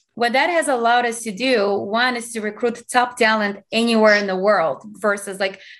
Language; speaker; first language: English; non-native, fluent; Azerbaijani